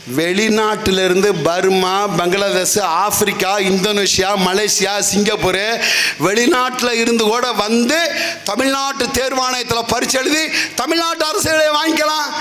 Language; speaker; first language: Tamil; native; Tamil